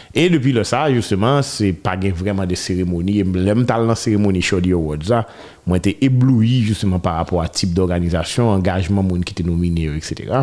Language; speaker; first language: French; non-native, local second language; Haitian Creole